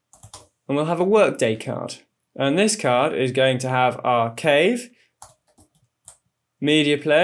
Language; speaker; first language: English; native; English